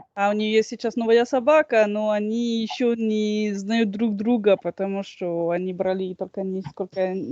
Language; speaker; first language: Russian; non-native, fluent; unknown